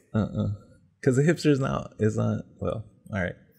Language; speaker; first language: English; native; English